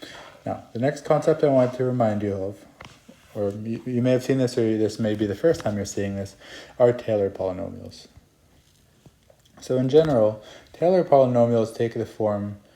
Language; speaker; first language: English; native; English